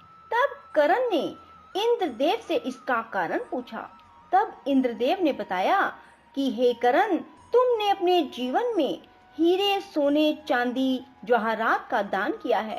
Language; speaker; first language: Hindi; native; Hindi